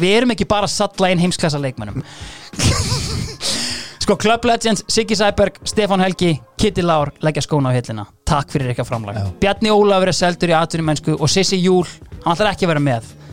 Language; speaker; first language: Icelandic; native; Icelandic